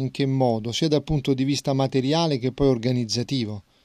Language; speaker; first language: Italian; native; Italian